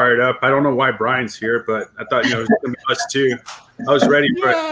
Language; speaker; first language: English; early bilingual, other home language; French